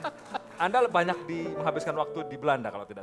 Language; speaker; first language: Indonesian; native; Indonesian